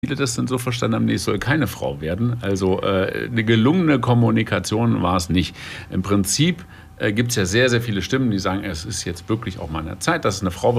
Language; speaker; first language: German; native; German